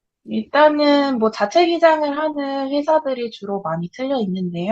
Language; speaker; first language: Korean; native; Korean